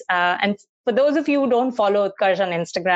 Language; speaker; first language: English; non-native, local second language; Hindi